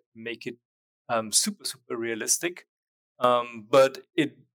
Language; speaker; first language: English; non-native, fluent; German